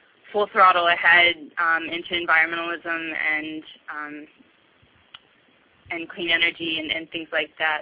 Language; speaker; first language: English; native; English